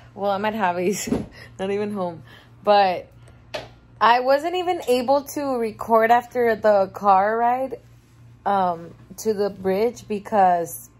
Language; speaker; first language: English; early bilingual, other home language; Spanish